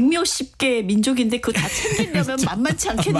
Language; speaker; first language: Korean; native; Korean